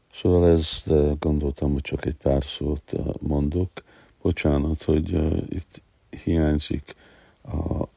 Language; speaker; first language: Hungarian; early bilingual, heritage; Hungarian